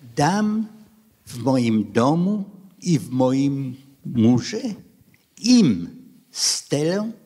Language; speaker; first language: Polish; non-native, local second language; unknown